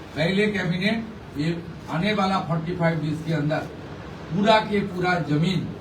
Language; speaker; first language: Hindi; non-native, local second language; Bangla